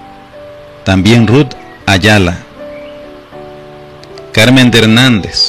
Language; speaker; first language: Spanish; native; Spanish